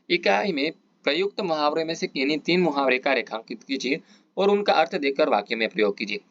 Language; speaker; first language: Hindi; non-native, local second language; Gujarati